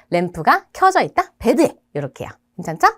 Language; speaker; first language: Korean; native; Korean